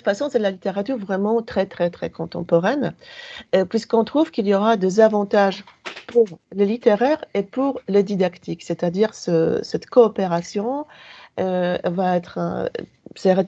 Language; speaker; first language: French; non-native, fluent; Polish